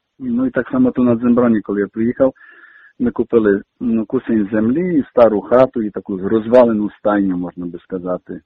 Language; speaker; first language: Ukrainian; early bilingual, heritage; Ukrainian